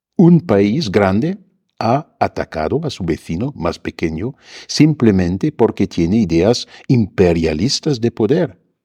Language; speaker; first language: Spanish; non-native, fluent; German